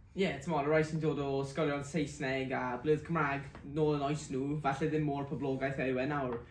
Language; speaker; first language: Welsh; native; Welsh